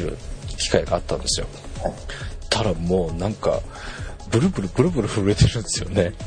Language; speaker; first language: Japanese; native; Japanese